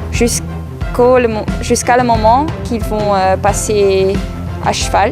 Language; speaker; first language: French; non-native, local second language; Dutch